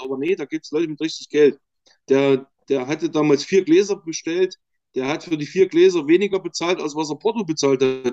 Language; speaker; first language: German; native; German